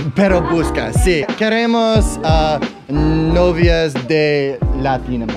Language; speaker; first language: Spanish; non-native, learner; English